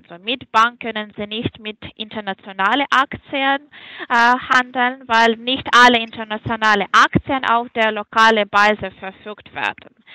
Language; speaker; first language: German; non-native, fluent; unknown